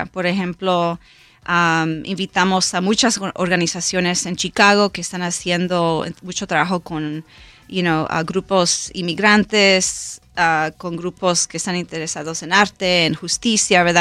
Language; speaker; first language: Spanish; non-native, local second language; English